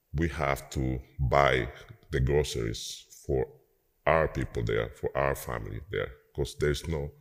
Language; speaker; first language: English; non-native, fluent; Spanish